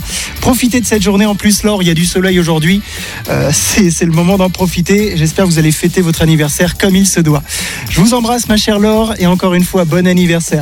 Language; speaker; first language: French; native; French